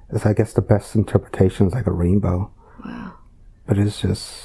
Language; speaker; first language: English; native; English